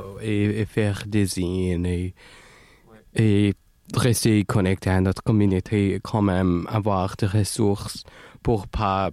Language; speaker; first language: French; non-native, local second language; English